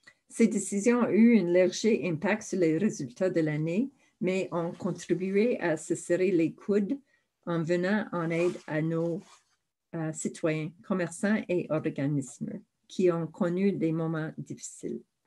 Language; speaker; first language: French; native; French